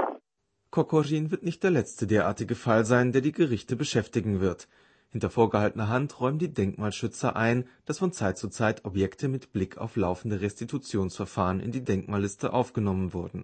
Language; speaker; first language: German; native; German